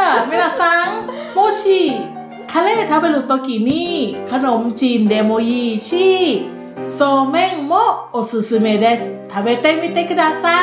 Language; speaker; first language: Japanese; non-native, learner; Thai